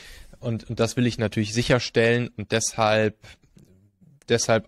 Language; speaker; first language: German; native; German